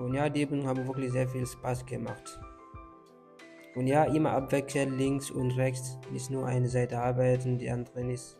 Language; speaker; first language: German; non-native, learner; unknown